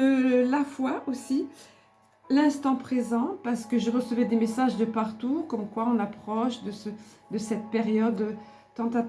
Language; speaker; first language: French; native; French